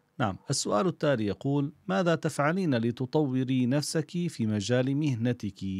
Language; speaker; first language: Arabic; native; Arabic